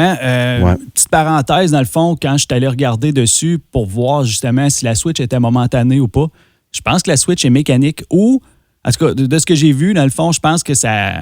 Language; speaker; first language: French; native; French